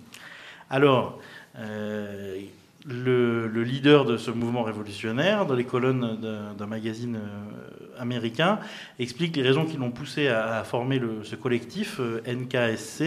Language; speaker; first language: French; native; French